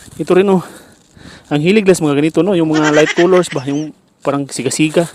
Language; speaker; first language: Filipino; native; Filipino